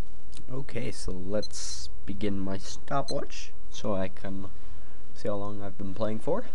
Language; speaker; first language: English; native; English